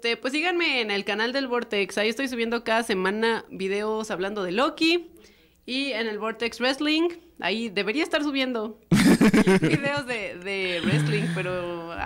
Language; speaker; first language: Spanish; native; Spanish